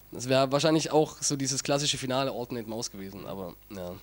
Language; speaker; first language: German; native; German